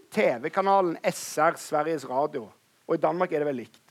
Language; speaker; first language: Norwegian; native; Norwegian